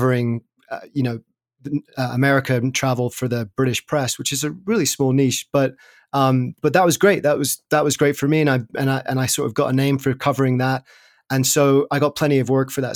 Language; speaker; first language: English; native; English